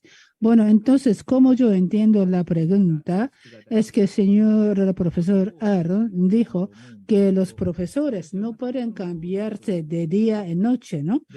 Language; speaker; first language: Spanish; non-native, learner; Japanese